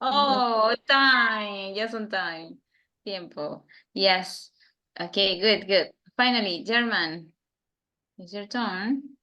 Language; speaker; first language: English; non-native, fluent; Spanish